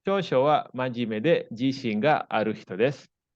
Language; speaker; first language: Japanese; non-native, fluent; Indonesian